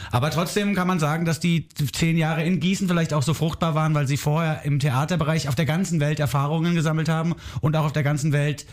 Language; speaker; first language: German; native; German